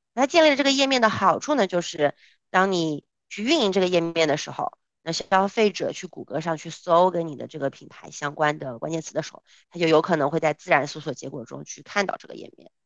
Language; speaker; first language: Chinese; native; Chinese